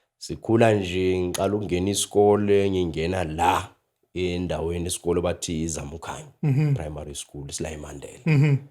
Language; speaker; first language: Zulu; native; Zulu